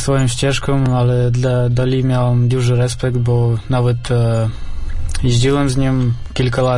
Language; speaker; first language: Polish; non-native, fluent; Russian